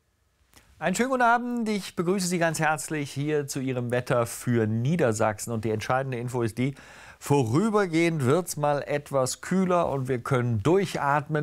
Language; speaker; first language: German; native; German